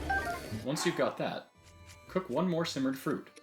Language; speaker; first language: English; native; English